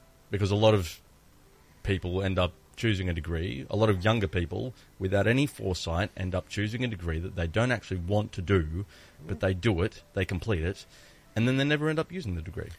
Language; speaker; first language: English; early bilingual, other home language; Greek